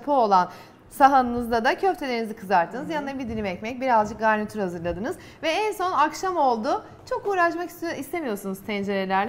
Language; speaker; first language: Turkish; native; Turkish